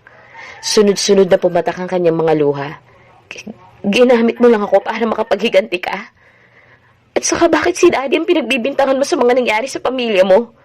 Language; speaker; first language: Filipino; native; Filipino